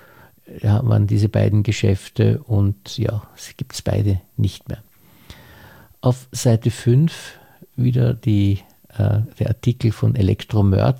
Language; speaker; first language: German; native; German